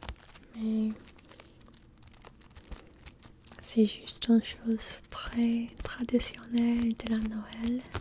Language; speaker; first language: French; non-native, learner; English